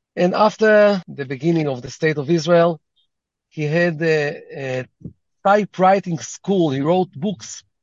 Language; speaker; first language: English; early bilingual, heritage; Hebrew